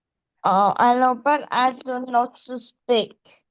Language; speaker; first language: English; non-native, learner; Vietnamese